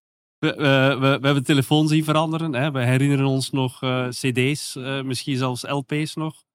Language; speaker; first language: Dutch; native; Dutch